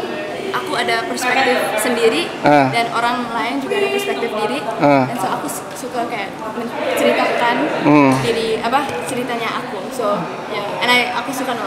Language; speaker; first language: Indonesian; early bilingual, heritage; English